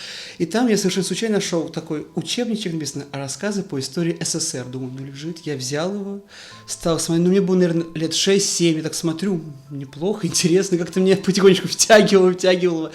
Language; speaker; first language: Russian; native; Russian